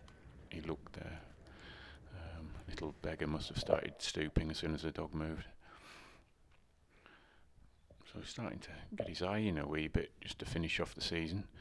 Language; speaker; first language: English; native; English